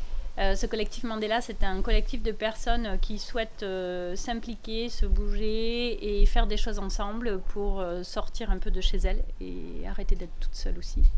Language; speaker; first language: French; native; French